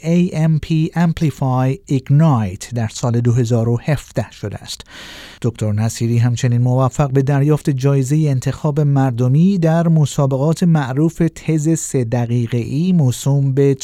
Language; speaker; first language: Persian; native; Persian